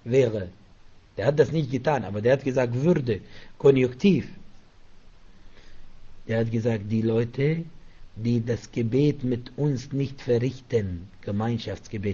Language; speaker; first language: German; non-native, fluent; Arabic